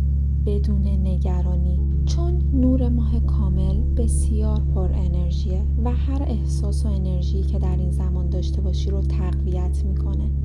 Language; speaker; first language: Persian; native; Persian